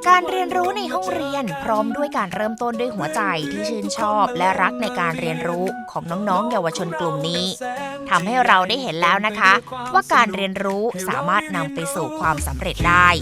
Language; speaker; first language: Thai; native; Thai